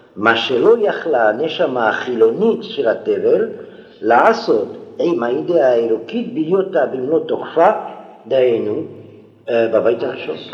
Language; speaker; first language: Hebrew; non-native, fluent; French